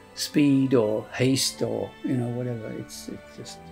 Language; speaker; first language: English; native; English